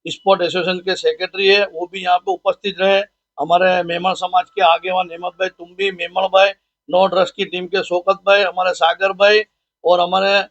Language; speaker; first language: Hindi; non-native, local second language; Gujarati